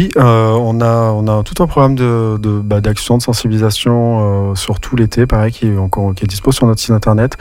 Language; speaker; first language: French; native; French